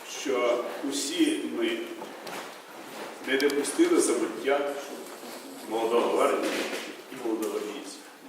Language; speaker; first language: Ukrainian; native; Ukrainian